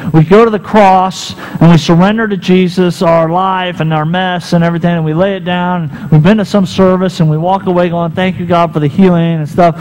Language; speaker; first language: English; native; English